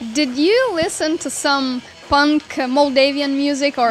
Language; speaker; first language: English; non-native, learner; Russian